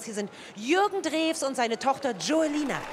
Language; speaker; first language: German; native; German